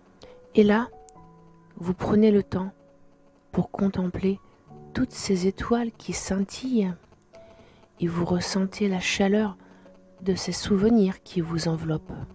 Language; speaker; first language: French; native; French